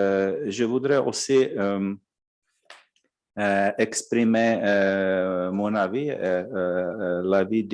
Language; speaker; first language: French; non-native, fluent; Czech